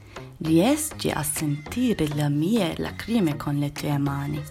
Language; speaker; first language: Italian; non-native, learner; Turkish